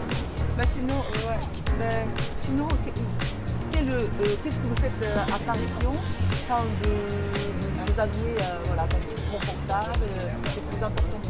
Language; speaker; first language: French; non-native, fluent; Japanese